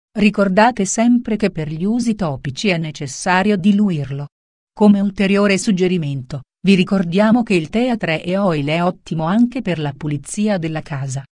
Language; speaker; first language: Italian; native; Italian